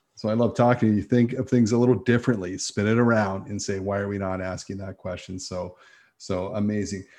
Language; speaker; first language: English; native; English